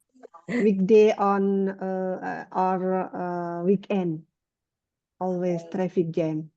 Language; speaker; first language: English; non-native, learner; Indonesian